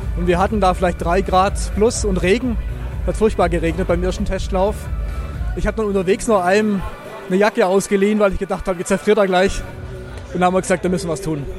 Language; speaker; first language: German; native; German